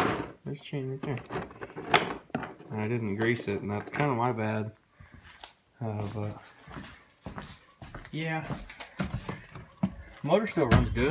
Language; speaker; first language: English; native; English